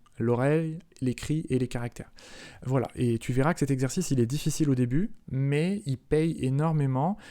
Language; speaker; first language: French; native; French